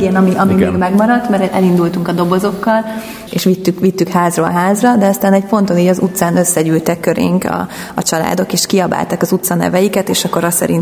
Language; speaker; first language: Hungarian; native; Hungarian